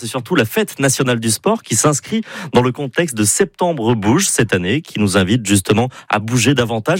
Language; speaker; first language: French; native; French